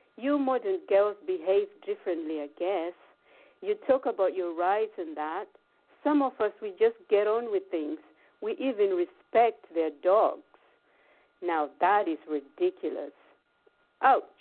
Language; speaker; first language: English; non-native, local second language; Shona